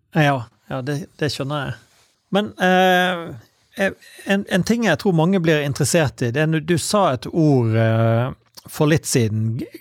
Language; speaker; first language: Norwegian; native; Norwegian